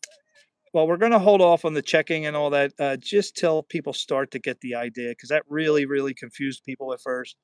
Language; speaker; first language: English; native; English